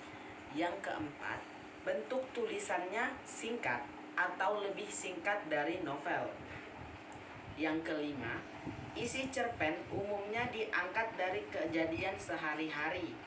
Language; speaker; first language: Indonesian; native; Indonesian